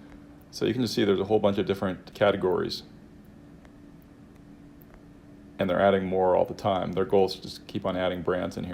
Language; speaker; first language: English; native; English